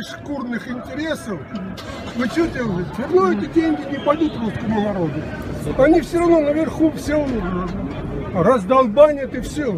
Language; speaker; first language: Russian; native; Russian